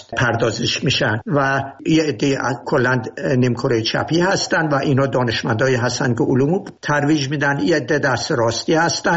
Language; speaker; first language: Persian; native; Persian